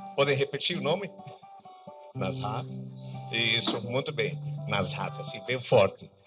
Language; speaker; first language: Portuguese; non-native, fluent; Arabic